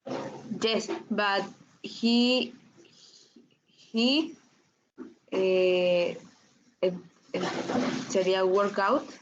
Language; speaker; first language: English; non-native, learner; Spanish